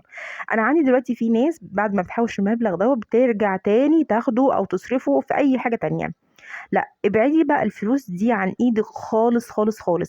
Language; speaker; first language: Arabic; native; Arabic